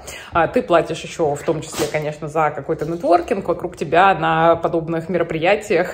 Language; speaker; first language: Russian; native; Russian